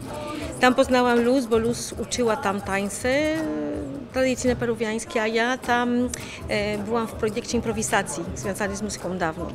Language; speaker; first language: Polish; non-native, fluent; Spanish